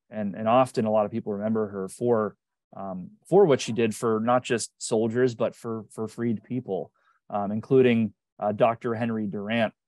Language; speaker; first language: English; native; English